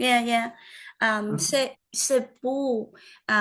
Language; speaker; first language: French; non-native, learner; Vietnamese